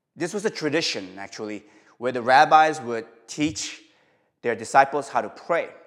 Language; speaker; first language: English; early bilingual, other home language; Korean